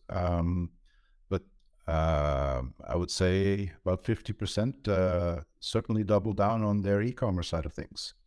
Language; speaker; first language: English; non-native, fluent; Dutch